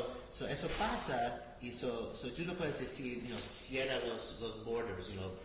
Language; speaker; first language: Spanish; early bilingual, other home language; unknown